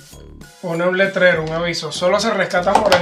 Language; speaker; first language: Spanish; native; Spanish